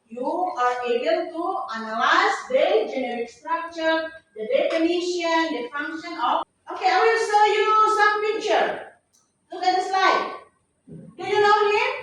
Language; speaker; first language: English; non-native, fluent; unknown